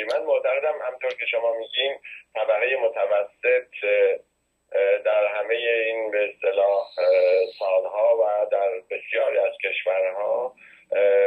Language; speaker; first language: Persian; native; Persian